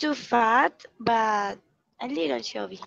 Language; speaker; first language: English; non-native, learner; Spanish